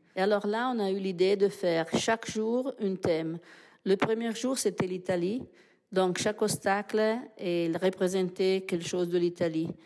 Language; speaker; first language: French; non-native, fluent; Italian